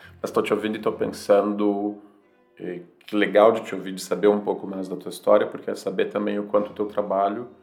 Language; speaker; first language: Portuguese; native; Portuguese